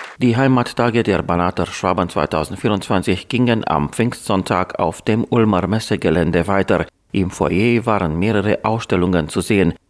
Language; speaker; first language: German; native; German